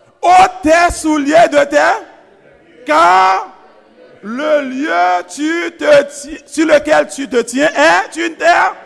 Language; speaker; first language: French; non-native, local second language; Haitian Creole